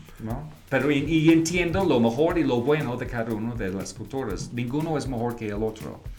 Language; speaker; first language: Spanish; non-native, fluent; English